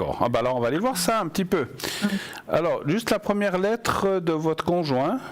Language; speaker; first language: French; native; French